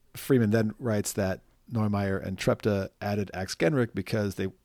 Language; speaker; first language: English; native; English